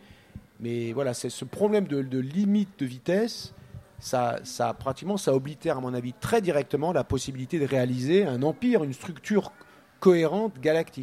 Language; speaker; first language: French; native; French